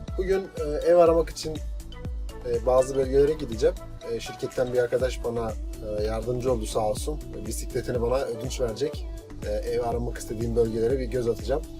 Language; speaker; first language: Turkish; native; Turkish